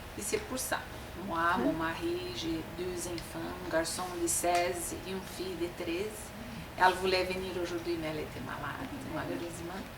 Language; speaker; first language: French; non-native, learner; Portuguese